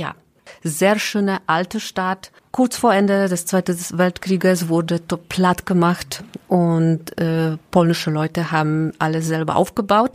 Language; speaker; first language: German; non-native, learner; Polish